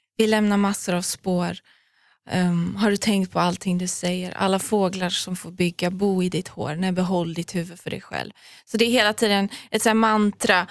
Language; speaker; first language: Swedish; early bilingual, other home language; Persian